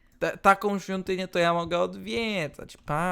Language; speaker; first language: Polish; native; Polish